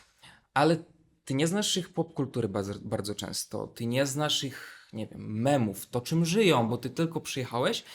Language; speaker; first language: Polish; non-native, fluent; Belarusian